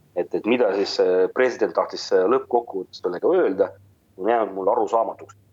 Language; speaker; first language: Estonian; non-native, local second language; Russian